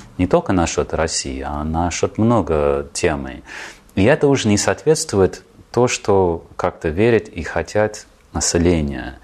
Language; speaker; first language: Russian; non-native, fluent; English